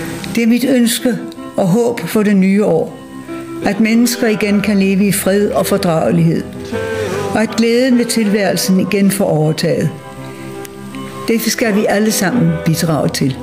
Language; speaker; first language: Danish; native; Danish